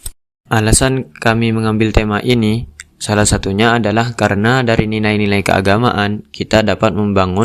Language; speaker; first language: Indonesian; native; Indonesian